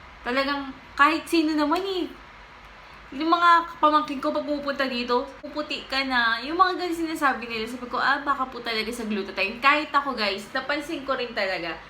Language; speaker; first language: Filipino; native; Filipino